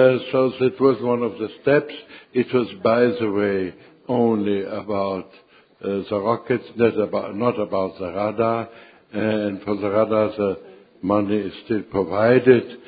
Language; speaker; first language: English; non-native, fluent; Czech